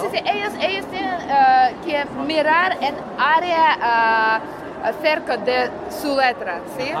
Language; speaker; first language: Spanish; non-native, learner; Russian